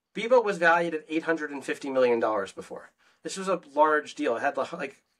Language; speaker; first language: English; native; English